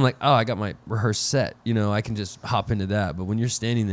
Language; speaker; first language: English; native; English